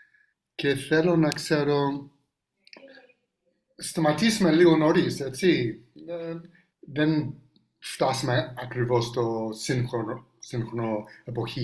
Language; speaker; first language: Greek; non-native, learner; English